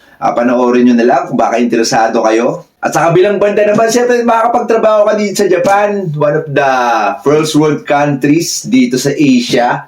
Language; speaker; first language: Filipino; native; Filipino